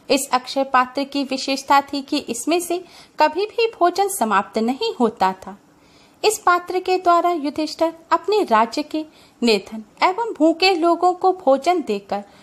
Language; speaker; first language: Hindi; native; Hindi